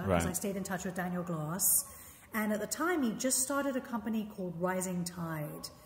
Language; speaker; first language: English; native; English